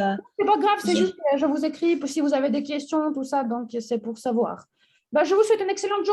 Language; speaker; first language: French; non-native, fluent; Russian